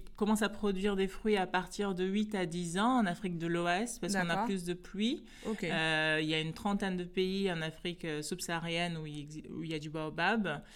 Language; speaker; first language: French; non-native, fluent; Portuguese